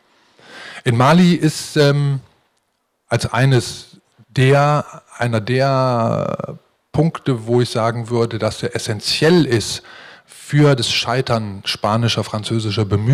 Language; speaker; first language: German; native; German